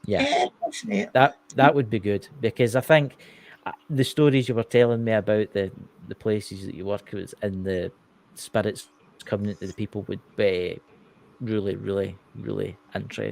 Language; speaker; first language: English; native; English